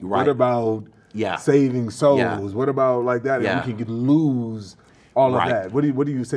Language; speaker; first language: English; native; English